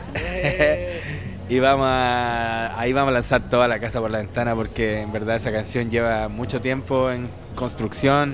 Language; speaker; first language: Spanish; native; Spanish